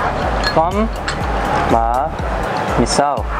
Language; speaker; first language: Vietnamese; non-native, learner; Korean